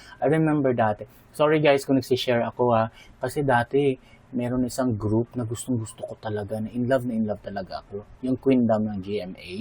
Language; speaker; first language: Filipino; non-native, local second language; Hiligaynon